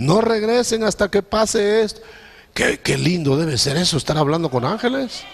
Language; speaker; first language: Spanish; native; Spanish